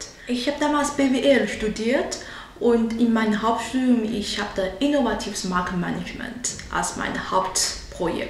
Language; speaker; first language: German; non-native, learner; Chinese